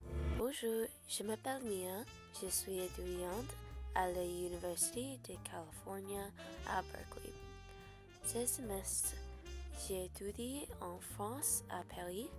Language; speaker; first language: French; non-native, learner; English